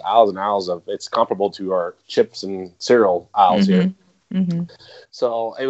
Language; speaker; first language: English; non-native, fluent; Italian